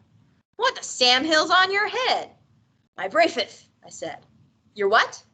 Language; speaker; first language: English; native; English